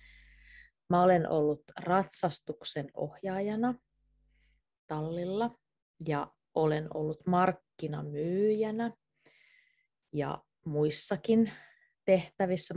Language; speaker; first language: Finnish; native; Finnish